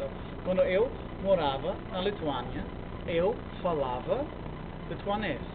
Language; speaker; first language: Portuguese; non-native, learner; English